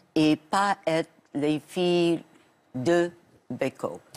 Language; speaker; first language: French; non-native, fluent; English